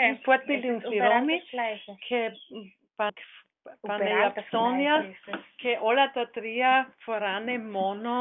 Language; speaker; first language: Greek; non-native, learner; German